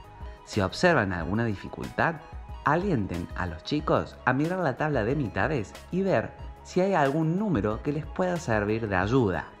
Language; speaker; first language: Spanish; native; Spanish